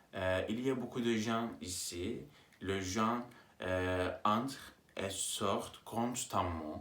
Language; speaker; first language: French; non-native, learner; Turkish